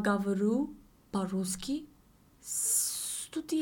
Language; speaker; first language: Russian; non-native, learner; English